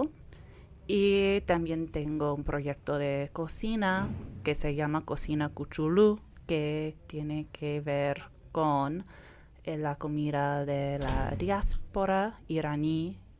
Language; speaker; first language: Spanish; non-native, fluent; English